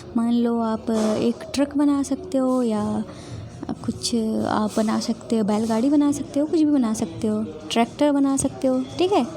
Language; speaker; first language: Hindi; native; Hindi